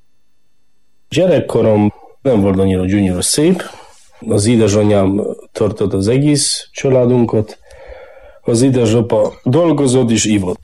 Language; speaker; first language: Hungarian; non-native, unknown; Polish